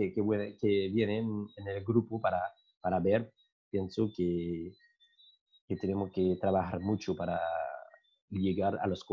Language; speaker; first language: Spanish; non-native, learner; French